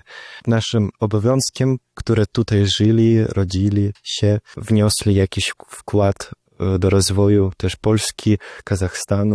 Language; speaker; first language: Polish; non-native, fluent; Russian